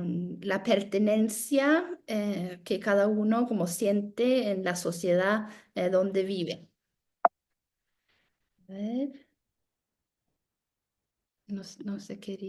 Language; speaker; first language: Spanish; non-native, fluent; Norwegian